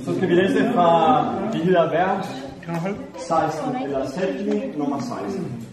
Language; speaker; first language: Danish; non-native, fluent; Vietnamese